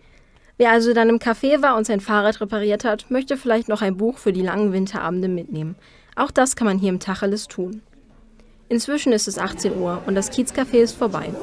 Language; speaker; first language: German; native; German